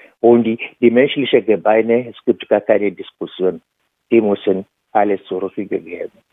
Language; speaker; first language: German; non-native, fluent; Swahili